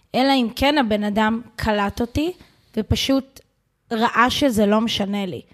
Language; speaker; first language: Hebrew; native; Hebrew